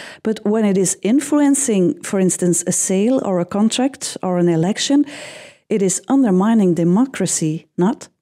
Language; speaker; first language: English; non-native, fluent; Dutch